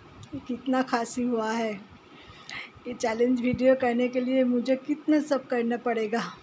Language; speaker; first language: Hindi; non-native, local second language; Assamese